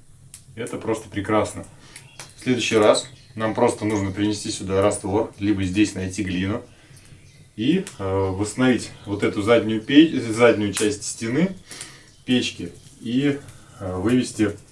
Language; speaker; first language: Russian; native; Russian